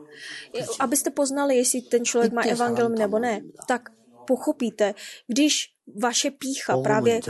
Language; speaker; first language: Czech; non-native, fluent; Korean